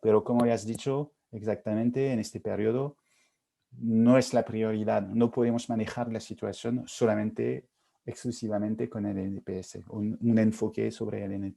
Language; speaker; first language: Spanish; non-native, fluent; French